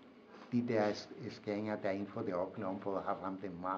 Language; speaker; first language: Danish; non-native, fluent; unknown